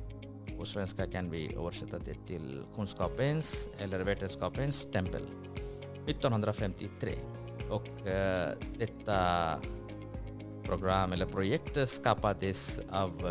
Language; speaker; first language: Swedish; non-native, fluent; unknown